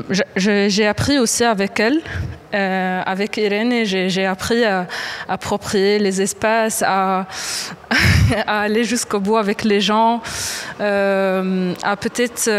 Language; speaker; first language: French; non-native, local second language; Arabic